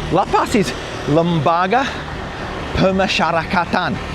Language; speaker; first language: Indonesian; non-native, fluent; English